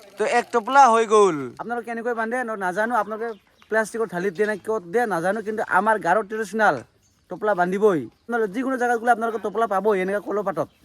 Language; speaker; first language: Assamese; non-native, local second language; Garo